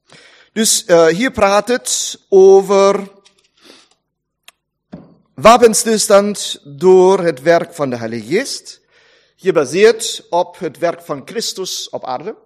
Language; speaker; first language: Dutch; non-native, fluent; German